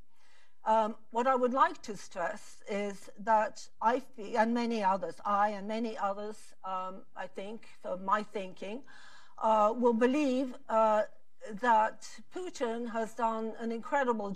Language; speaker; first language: English; native; English